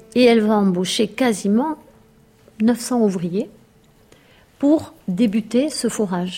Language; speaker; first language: French; native; French